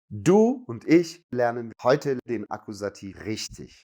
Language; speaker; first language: German; non-native, fluent; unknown